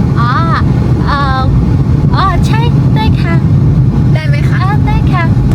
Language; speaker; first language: Thai; non-native, learner; Chinese